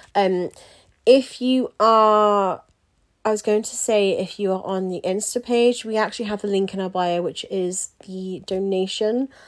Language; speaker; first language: English; native; English